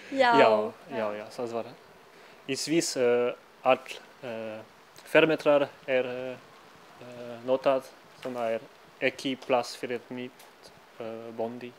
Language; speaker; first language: Icelandic; non-native, learner; Swiss German